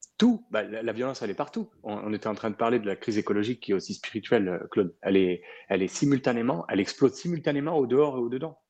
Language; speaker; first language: French; early bilingual, other home language; Arabic